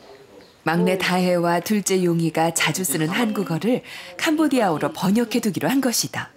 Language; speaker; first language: Korean; native; Korean